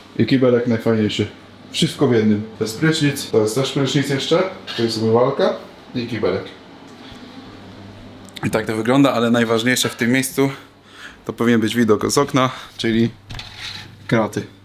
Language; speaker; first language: Polish; native; Polish